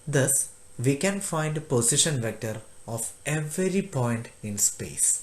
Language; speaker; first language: English; non-native, local second language; Malayalam